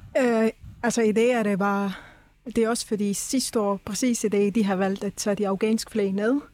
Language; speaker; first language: Danish; early bilingual, other home language; Persian